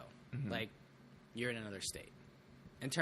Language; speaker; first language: English; native; English